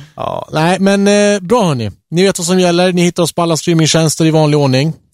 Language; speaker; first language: Swedish; native; Swedish